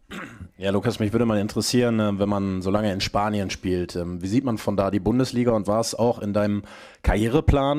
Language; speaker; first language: German; native; German